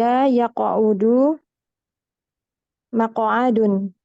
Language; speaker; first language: Arabic; non-native, learner; Indonesian